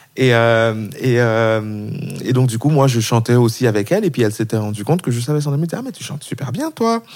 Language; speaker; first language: French; non-native, local second language; Haitian Creole